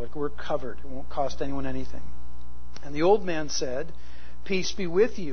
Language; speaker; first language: English; native; English